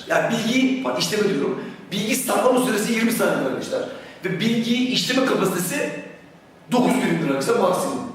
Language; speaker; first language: Turkish; native; Turkish